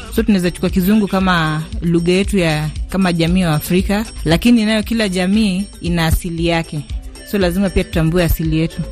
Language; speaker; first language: Swahili; non-native, local second language; Luo (Kenya and Tanzania)